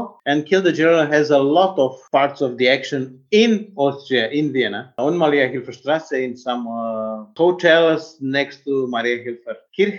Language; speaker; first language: English; non-native, fluent; Romanian